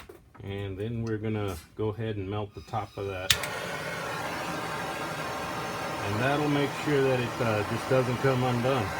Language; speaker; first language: English; native; English